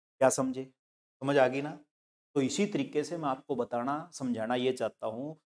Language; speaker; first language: Hindi; non-native, local second language; Punjabi